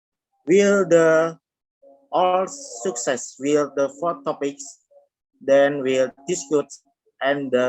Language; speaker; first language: English; non-native, learner; Indonesian